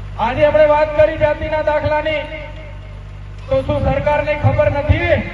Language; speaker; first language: Gujarati; non-native, local second language; Vasavi